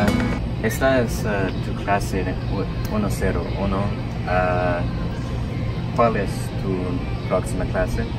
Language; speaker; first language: Spanish; non-native, learner; English